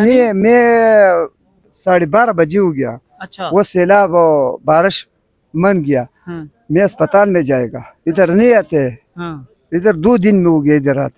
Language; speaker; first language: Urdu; non-native, local second language; Pashto